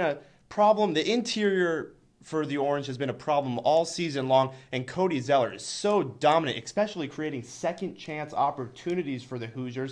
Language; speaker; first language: English; native; English